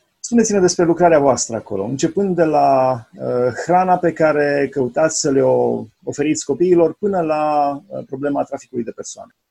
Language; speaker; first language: Romanian; native; Romanian